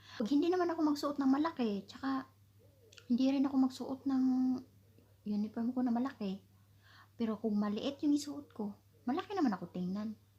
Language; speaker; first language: Filipino; non-native, local second language; Cebuano